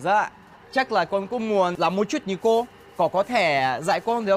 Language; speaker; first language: Vietnamese; non-native, fluent; Russian